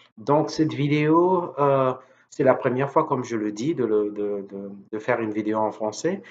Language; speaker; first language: French; non-native, local second language; Lingala